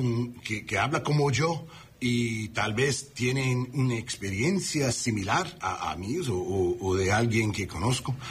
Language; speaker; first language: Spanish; non-native, learner; English